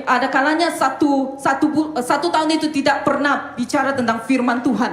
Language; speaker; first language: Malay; non-native, local second language; Chinese